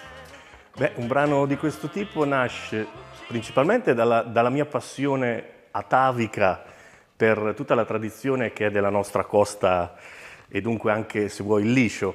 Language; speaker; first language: Italian; native; Italian